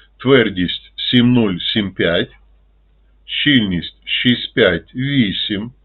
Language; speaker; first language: Ukrainian; non-native, local second language; Russian